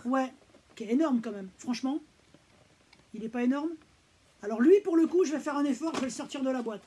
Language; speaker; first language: French; native; French